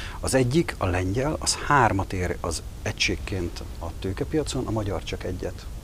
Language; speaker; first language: Hungarian; native; Hungarian